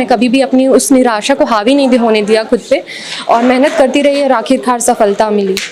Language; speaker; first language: Hindi; native; Hindi